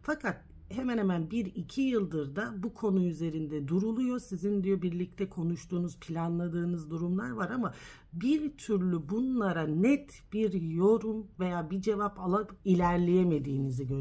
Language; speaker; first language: Turkish; early bilingual, heritage; Turkish